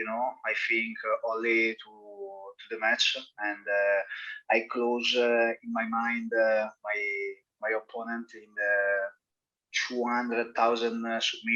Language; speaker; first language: English; non-native, learner; Italian